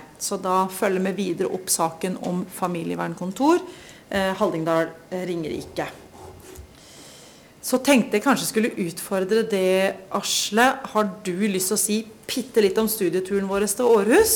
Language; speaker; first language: Norwegian; native; Norwegian